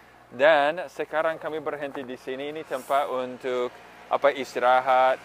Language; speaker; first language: Indonesian; non-native, fluent; English